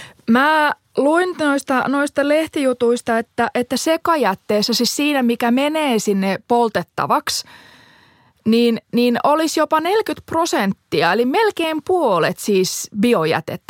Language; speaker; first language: Finnish; native; Finnish